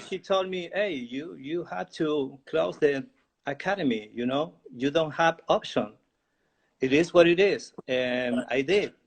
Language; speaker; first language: English; non-native, learner; Spanish